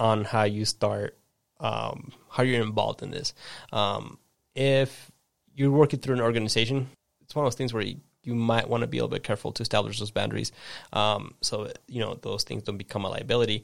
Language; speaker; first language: English; early bilingual, other home language; Spanish